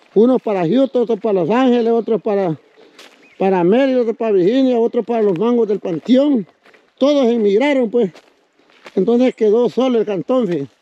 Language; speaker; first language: Spanish; native; Spanish